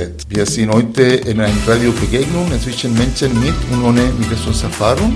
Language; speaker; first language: German; non-native, fluent; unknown